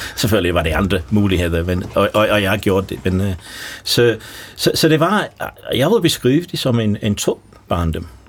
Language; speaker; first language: Danish; non-native, fluent; English